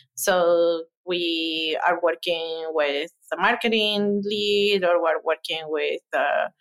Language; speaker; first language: English; non-native, fluent; Spanish